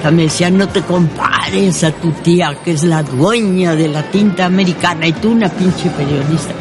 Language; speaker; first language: Spanish; early bilingual, other home language; French